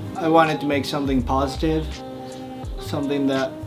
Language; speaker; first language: English; non-native, fluent; Japanese